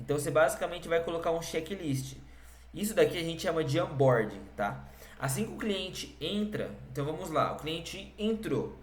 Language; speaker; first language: Portuguese; native; Portuguese